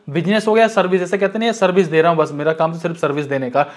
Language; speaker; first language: Hindi; native; Hindi